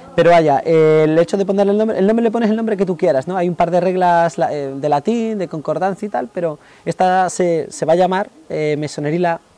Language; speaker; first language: Spanish; native; Spanish